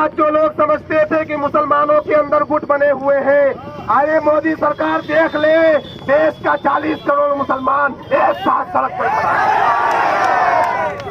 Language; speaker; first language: Hindi; native; Hindi